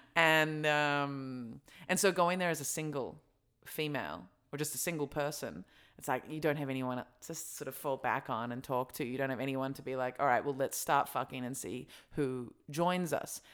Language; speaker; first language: English; native; English